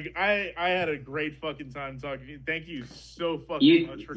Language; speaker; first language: English; native; English